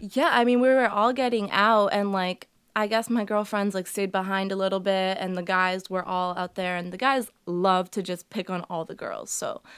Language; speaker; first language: English; early bilingual, other home language; Portuguese